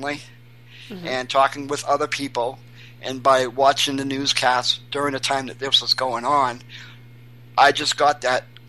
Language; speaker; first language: English; native; English